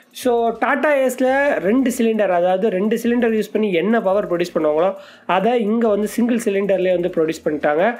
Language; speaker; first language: Tamil; native; Tamil